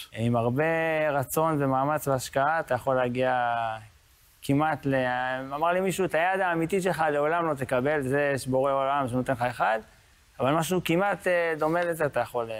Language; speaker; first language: Hebrew; native; Hebrew